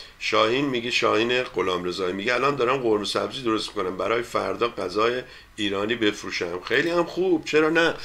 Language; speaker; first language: Persian; native; Persian